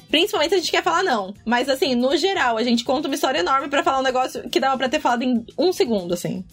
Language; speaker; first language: Portuguese; native; Portuguese